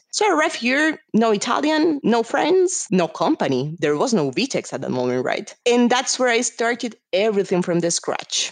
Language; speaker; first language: English; non-native, fluent; Spanish